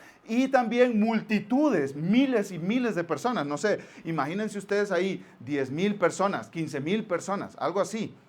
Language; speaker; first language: Spanish; native; Spanish